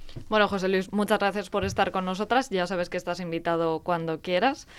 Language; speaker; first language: Spanish; native; Spanish